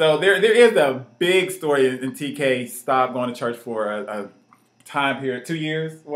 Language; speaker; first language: English; native; English